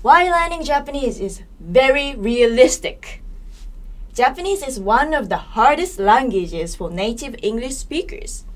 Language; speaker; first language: English; non-native, fluent; Japanese